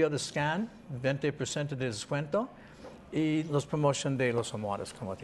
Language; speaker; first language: Spanish; non-native, learner; English